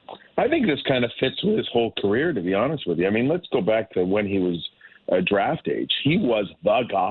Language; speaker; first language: English; native; English